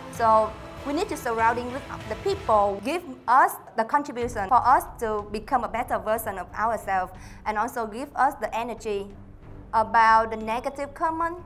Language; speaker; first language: English; non-native, learner; Vietnamese